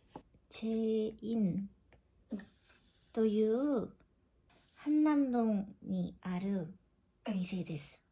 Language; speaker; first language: Japanese; non-native, learner; Korean